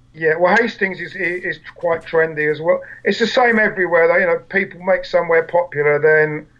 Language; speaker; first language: English; native; English